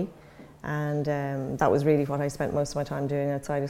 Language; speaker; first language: English; native; English